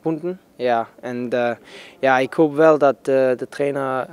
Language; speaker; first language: Dutch; non-native, learner; German